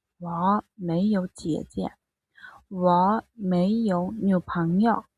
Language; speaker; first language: Chinese; non-native, fluent; Mongolian